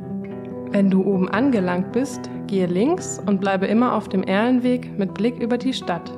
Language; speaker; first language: German; native; German